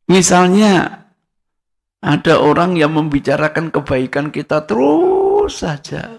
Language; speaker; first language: Indonesian; non-native, local second language; Javanese